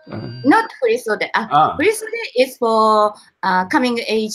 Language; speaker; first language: English; non-native, learner; Japanese